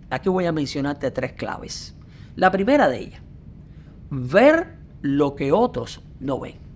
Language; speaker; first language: Spanish; native; Spanish